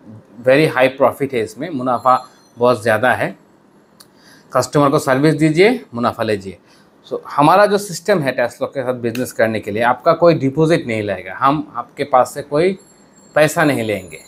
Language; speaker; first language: Hindi; non-native, fluent; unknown